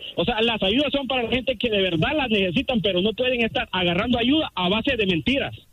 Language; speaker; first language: Spanish; native; Spanish